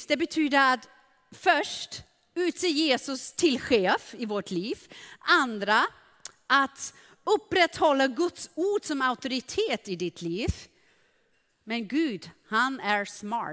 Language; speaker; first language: Swedish; non-native, fluent; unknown